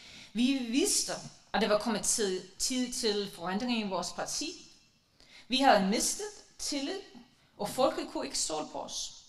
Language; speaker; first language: Danish; non-native, fluent; Icelandic